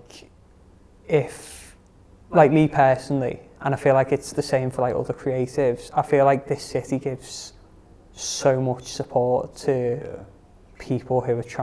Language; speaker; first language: English; native; English